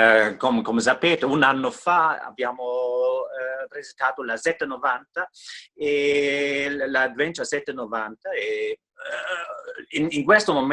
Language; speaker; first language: Italian; non-native, fluent; German